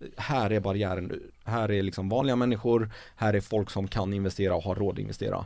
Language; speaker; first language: Swedish; early bilingual, other home language; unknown